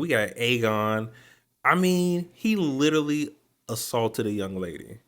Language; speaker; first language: English; native; English